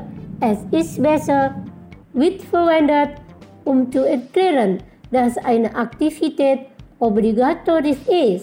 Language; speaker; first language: German; non-native, learner; Indonesian